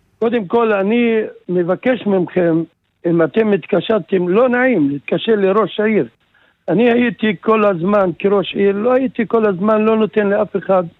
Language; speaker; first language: Hebrew; non-native, local second language; Arabic